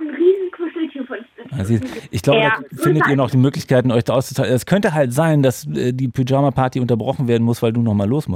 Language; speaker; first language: German; native; German